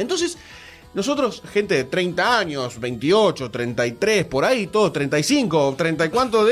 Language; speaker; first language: Spanish; native; Spanish